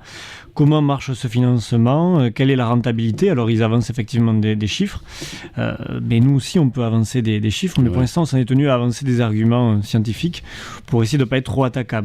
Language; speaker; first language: French; native; French